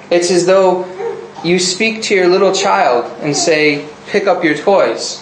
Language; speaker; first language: English; native; English